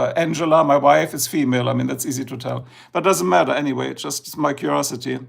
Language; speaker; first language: English; non-native, fluent; German